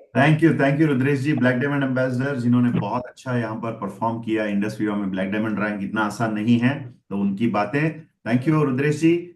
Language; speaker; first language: Hindi; non-native, local second language; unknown